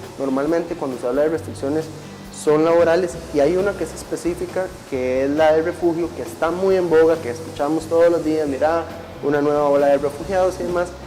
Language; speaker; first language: Spanish; native; Spanish